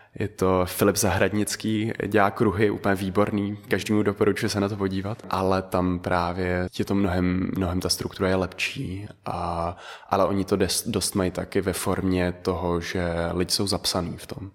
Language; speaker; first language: Czech; early bilingual, other home language; Dutch